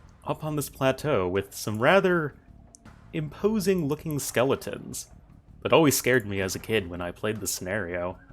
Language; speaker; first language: English; native; English